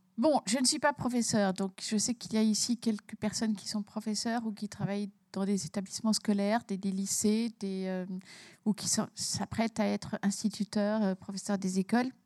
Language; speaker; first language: French; early bilingual, heritage; French